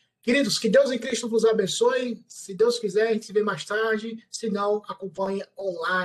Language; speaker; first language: Portuguese; native; Portuguese